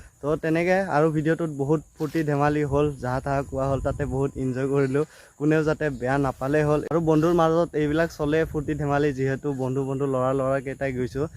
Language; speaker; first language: Assamese; non-native, local second language; Bodo